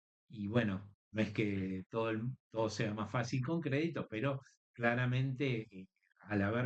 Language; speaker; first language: Spanish; native; Spanish